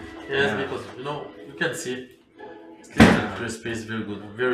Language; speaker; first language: English; non-native, learner; French